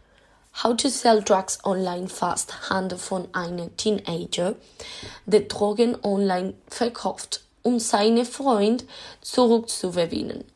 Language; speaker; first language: German; non-native, learner; Spanish